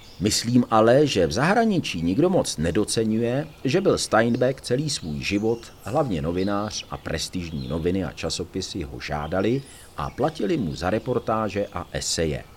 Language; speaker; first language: Czech; native; Czech